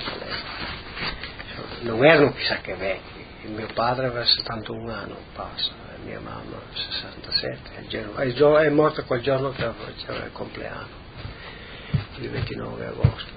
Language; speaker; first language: Italian; native; Italian